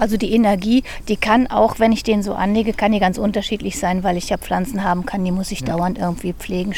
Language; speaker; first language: German; native; German